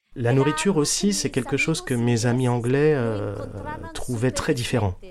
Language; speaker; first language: French; non-native, fluent; Spanish